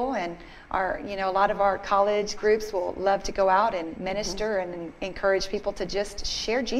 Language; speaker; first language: English; native; English